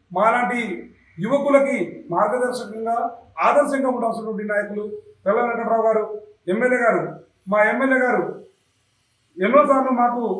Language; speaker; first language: Telugu; non-native, local second language; Lambadi